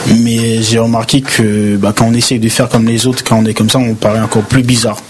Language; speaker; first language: French; early bilingual, other home language; Haitian Creole